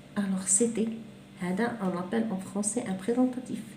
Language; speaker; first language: French; non-native, local second language; Arabic